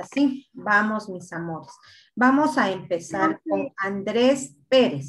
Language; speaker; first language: Spanish; native; Spanish